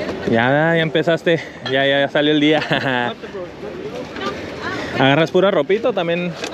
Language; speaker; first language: Spanish; native; Spanish